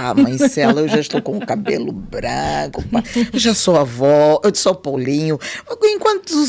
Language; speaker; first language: Portuguese; native; Portuguese